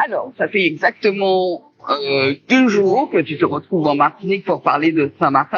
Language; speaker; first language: French; native; French